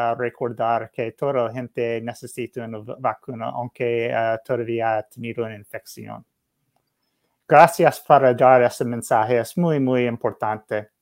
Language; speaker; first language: Spanish; non-native, learner; English